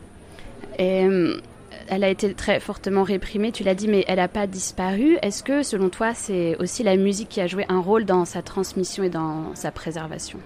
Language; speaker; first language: French; native; French